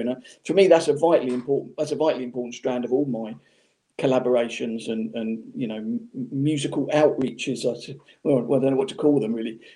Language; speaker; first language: English; native; English